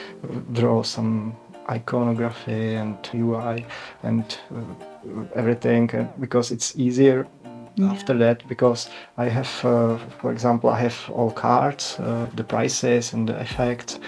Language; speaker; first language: English; non-native, learner; Czech